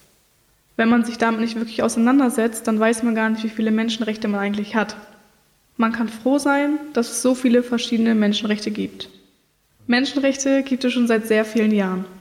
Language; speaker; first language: German; native; German